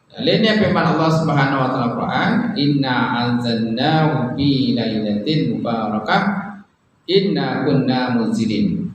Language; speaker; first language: Malay; native; Malay